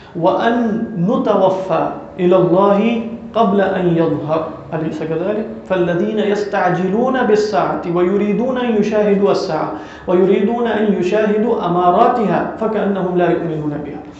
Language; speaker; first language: Arabic; non-native, fluent; Urdu